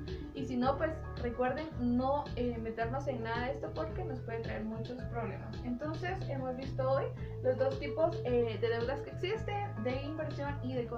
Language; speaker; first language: Spanish; native; Spanish